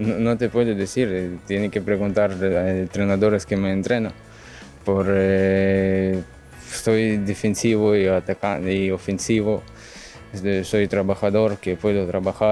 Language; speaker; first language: Spanish; non-native, learner; Ukrainian